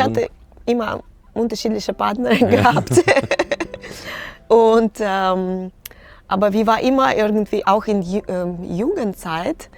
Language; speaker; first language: German; non-native, learner; Russian